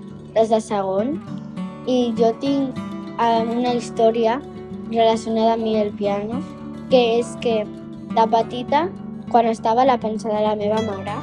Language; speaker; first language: Catalan; non-native, local second language; Spanish